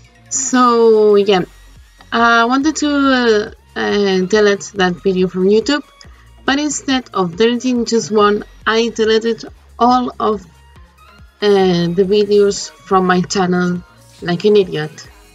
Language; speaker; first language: English; non-native, fluent; Spanish